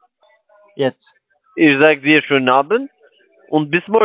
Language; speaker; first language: German; non-native, learner; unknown